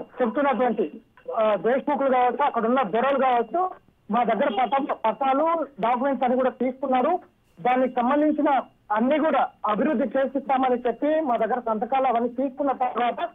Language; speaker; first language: Telugu; native; Telugu